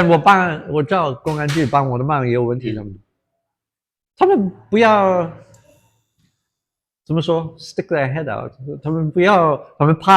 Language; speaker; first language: Chinese; non-native, fluent; English